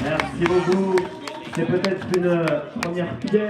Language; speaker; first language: French; native; French